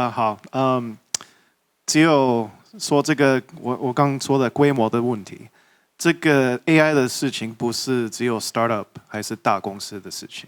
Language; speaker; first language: Chinese; early bilingual, heritage; English